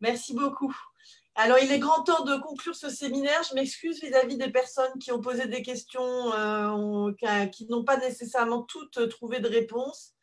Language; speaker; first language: French; native; French